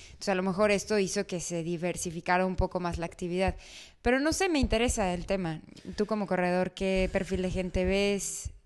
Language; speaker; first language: Spanish; native; Spanish